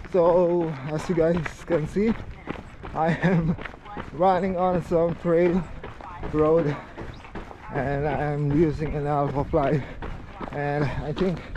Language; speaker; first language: English; non-native, local second language; Filipino